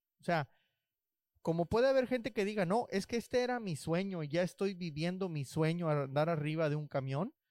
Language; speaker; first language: Spanish; native; Spanish